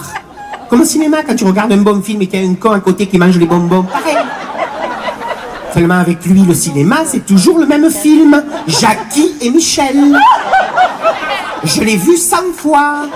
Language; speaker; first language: French; native; French